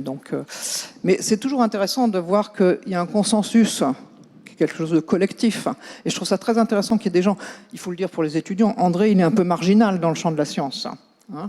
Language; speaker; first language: French; native; French